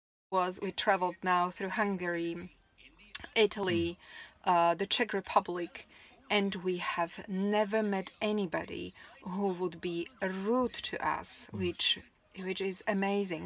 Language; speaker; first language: English; non-native, fluent; Slovak